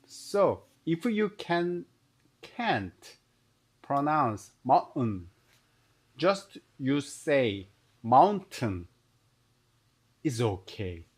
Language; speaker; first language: English; non-native, learner; Korean